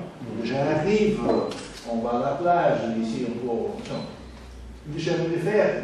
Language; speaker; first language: French; non-native, learner; Portuguese